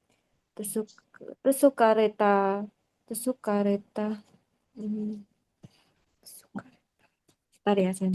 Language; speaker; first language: Japanese; non-native, learner; Indonesian